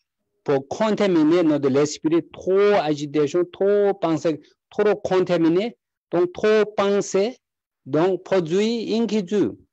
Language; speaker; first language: French; non-native, learner; Tibetan